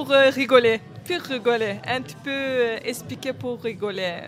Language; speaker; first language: French; non-native, learner; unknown